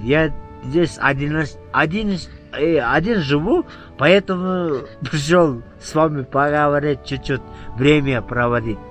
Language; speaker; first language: Russian; non-native, local second language; Kyrgyz